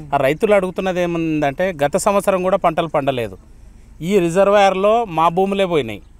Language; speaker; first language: Telugu; native; Telugu